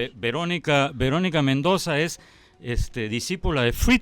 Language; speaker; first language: Spanish; native; Spanish